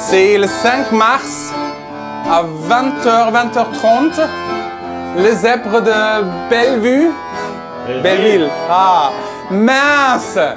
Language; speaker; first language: French; non-native, learner; German